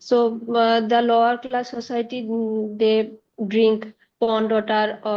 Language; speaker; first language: English; non-native, learner; Bangla